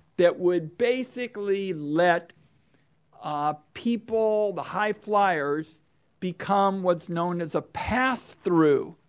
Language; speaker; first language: English; native; English